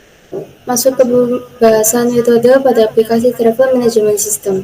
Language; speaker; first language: Indonesian; native; Indonesian